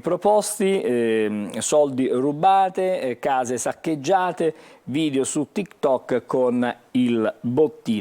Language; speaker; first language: Italian; native; Italian